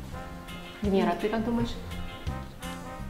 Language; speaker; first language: Russian; native; Russian